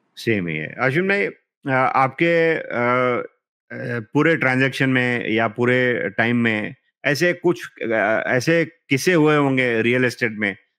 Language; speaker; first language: Hindi; non-native, local second language; Marathi